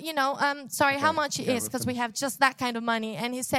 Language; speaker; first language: English; non-native, learner; Portuguese